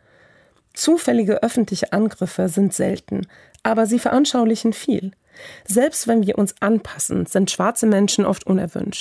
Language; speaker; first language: German; non-native, fluent; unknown